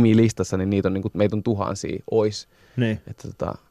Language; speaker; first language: Finnish; native; Finnish